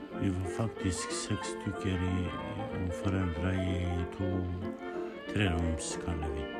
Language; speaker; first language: Norwegian; non-native, learner; Kurdish